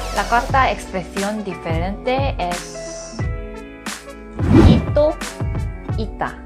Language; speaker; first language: Spanish; non-native, learner; Korean